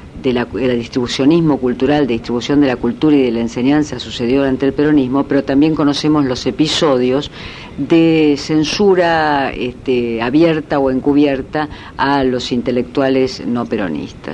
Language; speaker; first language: Spanish; native; Spanish